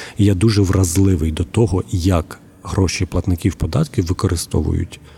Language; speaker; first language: Ukrainian; native; Ukrainian